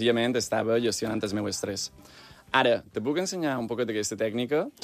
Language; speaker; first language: Catalan; native; Catalan